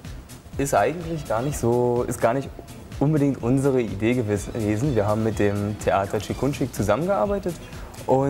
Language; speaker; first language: German; native; German